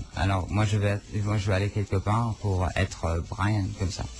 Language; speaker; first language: French; non-native, local second language; English